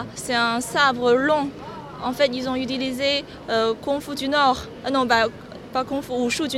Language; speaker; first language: French; non-native, learner; Chinese